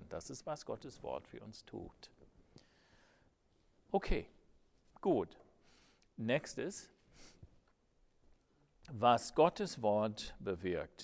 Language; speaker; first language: German; non-native, fluent; English